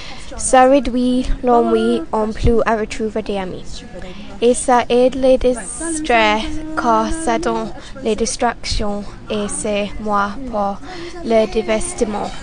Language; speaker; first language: French; non-native, learner; English